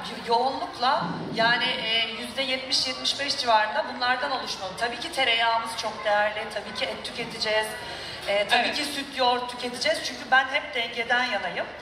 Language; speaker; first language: Turkish; native; Turkish